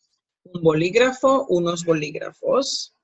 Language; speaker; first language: Spanish; non-native, fluent; English